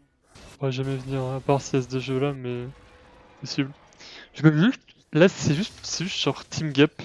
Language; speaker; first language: French; native; French